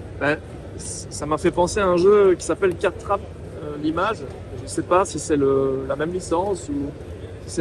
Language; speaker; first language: French; native; French